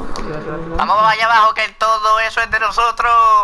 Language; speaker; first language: Spanish; native; Spanish